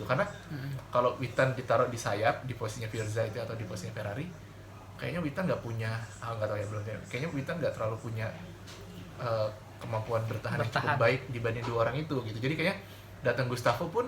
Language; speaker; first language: Indonesian; native; Indonesian